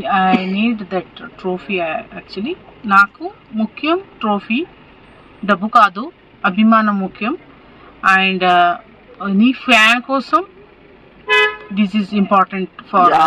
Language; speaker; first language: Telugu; non-native, learner; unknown